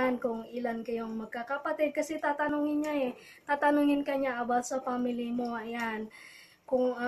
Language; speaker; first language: Filipino; non-native, local second language; Iloko